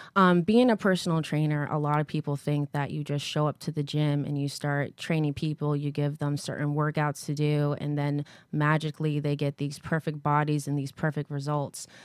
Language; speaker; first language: English; native; English